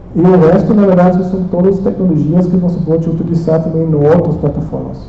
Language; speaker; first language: Portuguese; non-native, fluent; German